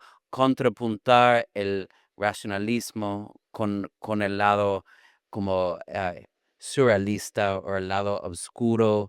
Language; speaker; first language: Spanish; non-native, fluent; English